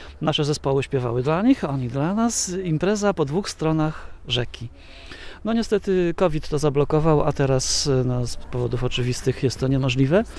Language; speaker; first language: Polish; native; Polish